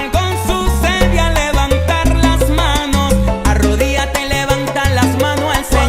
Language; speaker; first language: Spanish; native; Spanish